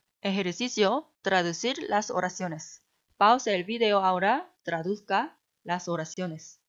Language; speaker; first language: Spanish; non-native, fluent; Korean